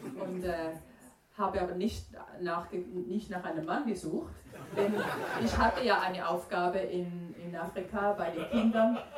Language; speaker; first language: German; native; German